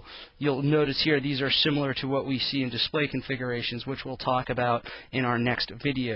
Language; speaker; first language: English; native; English